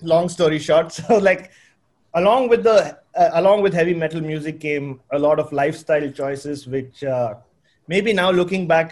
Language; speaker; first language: English; non-native, local second language; Tamil